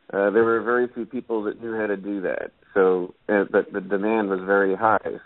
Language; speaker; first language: English; native; English